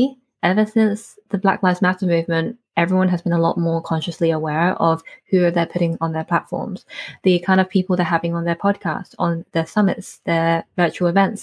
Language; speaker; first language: English; native; English